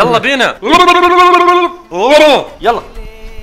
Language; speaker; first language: Arabic; native; Arabic